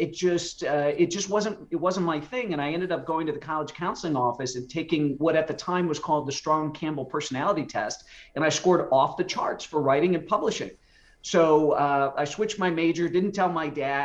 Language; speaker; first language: English; native; English